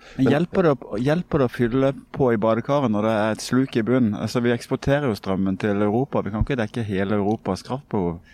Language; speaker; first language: Norwegian; native; Norwegian